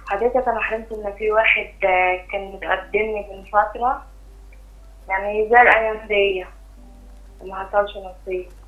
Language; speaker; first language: Arabic; native; Arabic